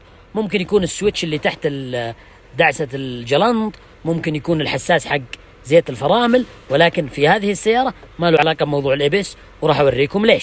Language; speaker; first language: Arabic; native; Arabic